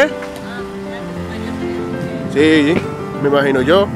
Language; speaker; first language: Spanish; native; Spanish